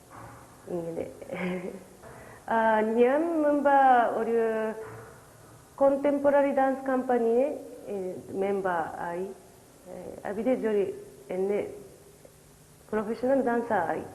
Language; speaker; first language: Malayalam; non-native, learner; Japanese